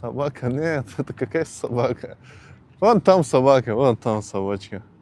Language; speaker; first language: Russian; non-native, local second language; Tajik